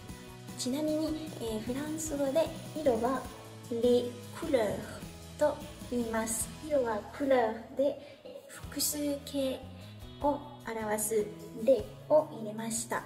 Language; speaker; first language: Japanese; non-native, fluent; French